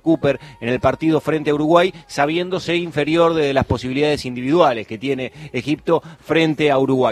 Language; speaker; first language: Spanish; native; Spanish